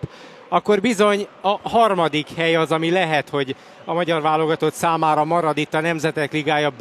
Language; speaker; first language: Hungarian; native; Hungarian